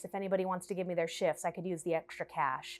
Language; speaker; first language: English; native; English